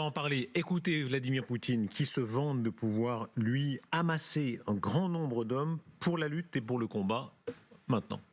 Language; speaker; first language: French; native; French